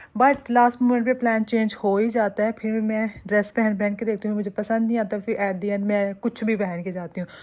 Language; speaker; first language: Urdu; native; Urdu